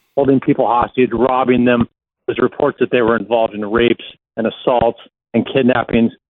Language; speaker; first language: English; native; English